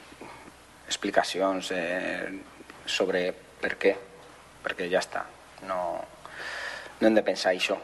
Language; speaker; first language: Catalan; non-native, fluent; Spanish